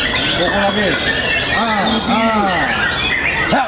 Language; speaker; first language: Indonesian; native; Indonesian